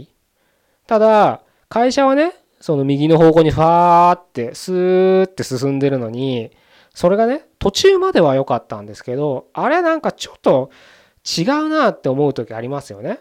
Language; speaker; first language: Japanese; native; Japanese